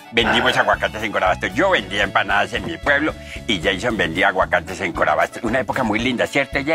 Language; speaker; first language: Spanish; native; Spanish